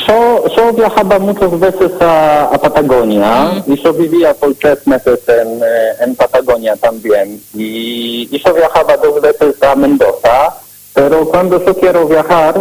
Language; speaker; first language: Spanish; non-native, learner; Polish